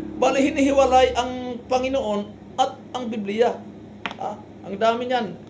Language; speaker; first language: Filipino; non-native, local second language; Waray